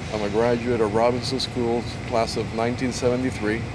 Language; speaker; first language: English; non-native, local second language; Spanish